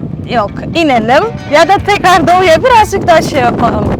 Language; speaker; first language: Turkish; non-native, fluent; Russian